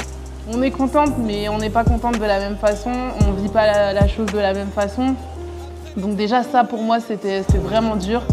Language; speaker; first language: French; native; French